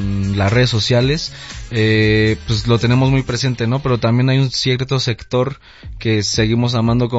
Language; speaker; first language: Spanish; native; Spanish